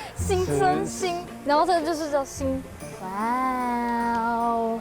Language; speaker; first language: Korean; non-native, fluent; Chinese